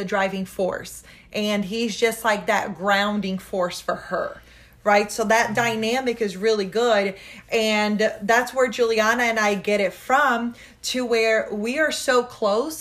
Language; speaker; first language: English; early bilingual, other home language; Portuguese